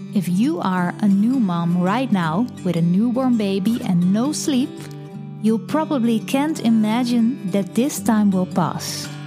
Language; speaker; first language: English; non-native, fluent; Dutch